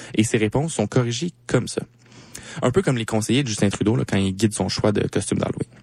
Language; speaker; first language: French; native; French